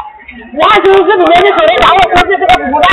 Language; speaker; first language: Chinese; native; Chinese